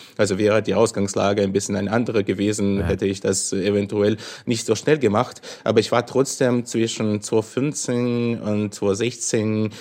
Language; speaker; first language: German; non-native, fluent; Russian